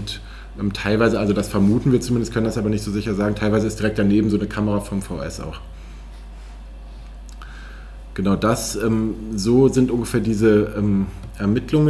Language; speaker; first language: German; native; German